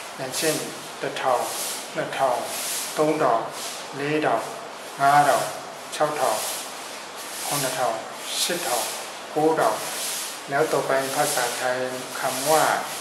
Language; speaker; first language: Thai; non-native, fluent; Burmese